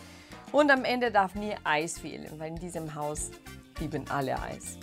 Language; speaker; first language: German; non-native, fluent; Portuguese